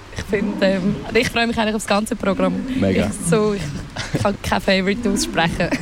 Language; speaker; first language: German; native; German